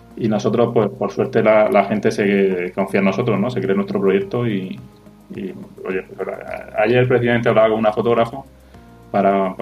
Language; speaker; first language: Spanish; native; Spanish